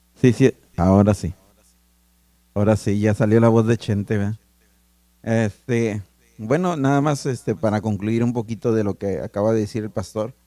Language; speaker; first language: Spanish; native; Spanish